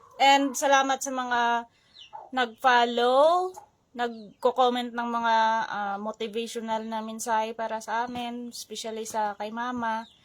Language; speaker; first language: Filipino; non-native, local second language; Hiligaynon